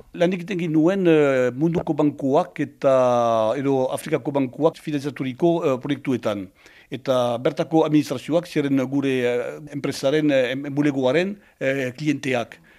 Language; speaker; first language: Basque; non-native, local second language; French